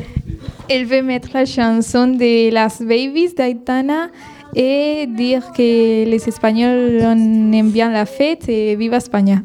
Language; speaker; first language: French; non-native, fluent; Spanish